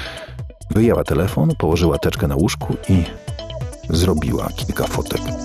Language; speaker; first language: Polish; native; Polish